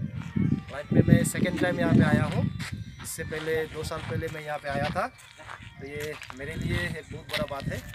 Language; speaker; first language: Hindi; non-native, local second language; Bangla